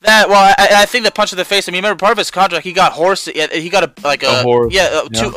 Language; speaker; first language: English; native; English